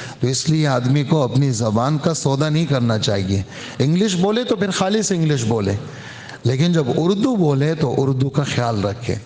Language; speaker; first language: Urdu; native; Urdu